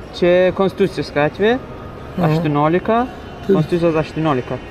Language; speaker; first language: Lithuanian; non-native, learner; Azerbaijani